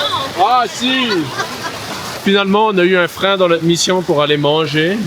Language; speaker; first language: French; native; French